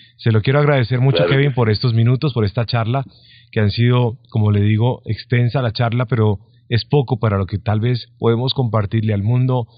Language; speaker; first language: Spanish; native; Spanish